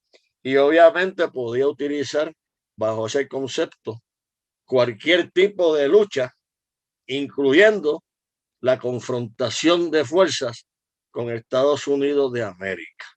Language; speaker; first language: Spanish; native; Spanish